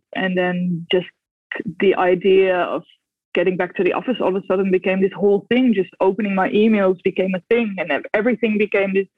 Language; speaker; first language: English; non-native, fluent; Dutch